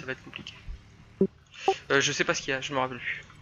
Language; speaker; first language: French; native; French